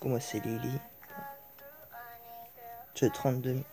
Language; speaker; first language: French; native; French